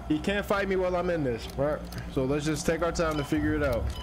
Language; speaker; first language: English; native; English